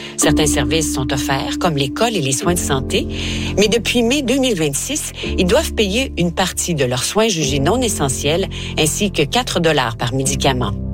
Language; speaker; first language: French; native; French